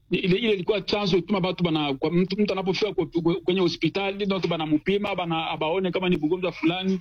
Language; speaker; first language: Swahili; native; Swahili